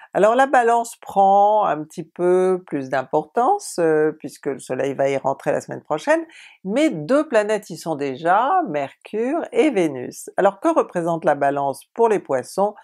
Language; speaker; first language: French; native; French